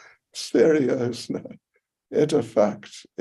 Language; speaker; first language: Russian; non-native, learner; English